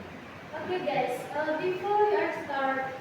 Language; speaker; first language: English; non-native, fluent; Indonesian